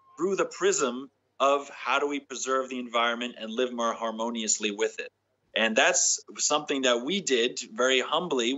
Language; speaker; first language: English; native; English